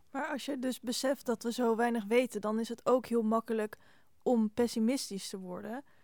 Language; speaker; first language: Dutch; native; Dutch